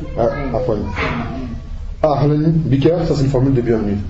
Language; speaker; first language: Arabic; non-native, fluent; French